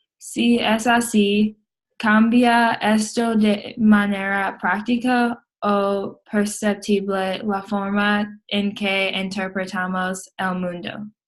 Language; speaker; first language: Spanish; non-native, learner; English